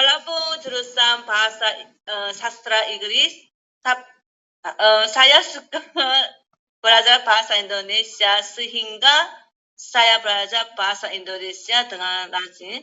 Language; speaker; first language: Indonesian; non-native, learner; Korean